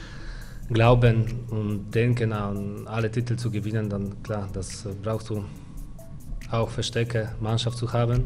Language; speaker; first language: German; non-native, fluent; Polish